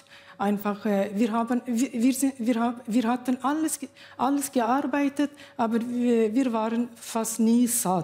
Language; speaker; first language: German; non-native, learner; Kurdish